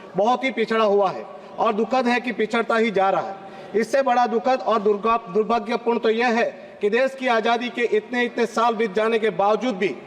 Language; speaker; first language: Hindi; non-native, local second language; Gujarati